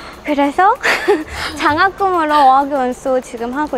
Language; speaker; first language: Korean; non-native, fluent; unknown